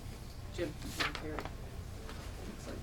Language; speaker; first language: English; native; English